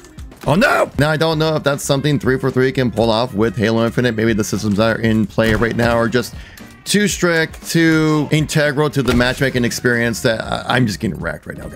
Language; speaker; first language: English; native; English